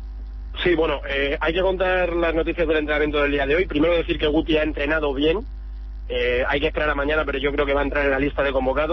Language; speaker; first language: Spanish; native; Spanish